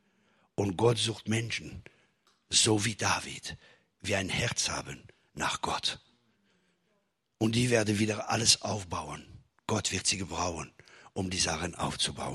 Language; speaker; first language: German; non-native, fluent; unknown